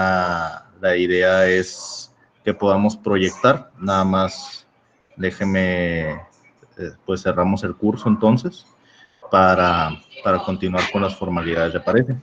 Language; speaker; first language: Spanish; native; Spanish